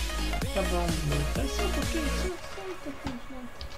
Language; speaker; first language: Portuguese; native; Portuguese